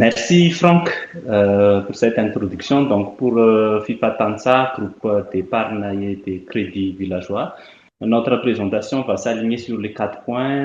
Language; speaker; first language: French; non-native, local second language; Malagasy